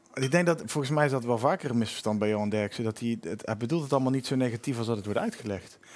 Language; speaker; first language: Dutch; native; Dutch